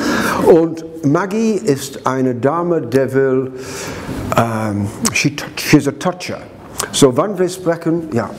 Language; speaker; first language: German; non-native, learner; English